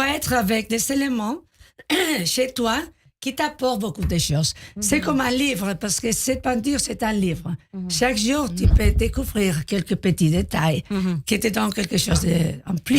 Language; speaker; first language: French; non-native, learner; Spanish